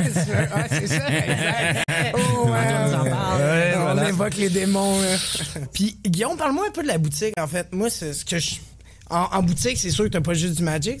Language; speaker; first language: French; native; French